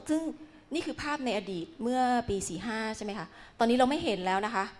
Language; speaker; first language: Thai; native; Thai